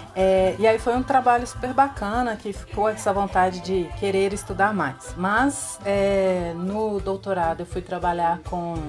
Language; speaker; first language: Portuguese; native; Portuguese